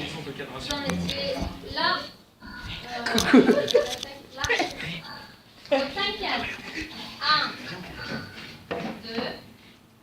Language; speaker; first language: French; native; French